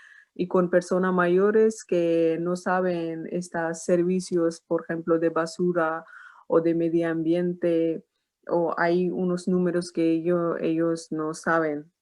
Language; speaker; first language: Spanish; non-native, learner; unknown